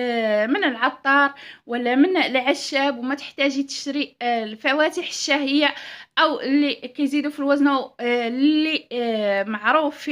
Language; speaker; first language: Arabic; native; Arabic